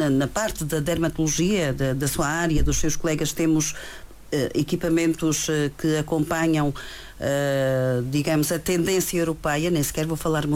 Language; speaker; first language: Portuguese; native; Portuguese